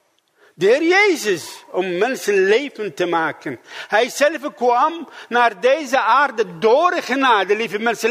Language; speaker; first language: Dutch; non-native, fluent; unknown